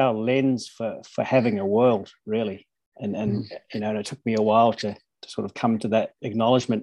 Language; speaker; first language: English; native; English